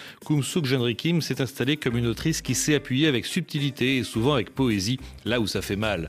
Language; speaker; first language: French; native; French